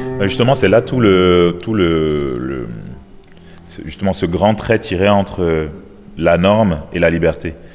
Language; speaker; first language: French; non-native, local second language; Basaa